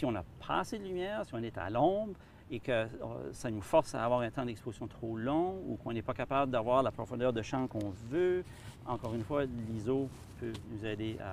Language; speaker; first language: French; native; French